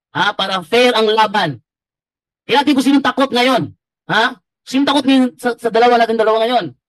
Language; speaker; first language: Filipino; native; Filipino